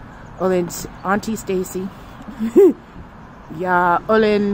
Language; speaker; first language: Finnish; non-native, learner; English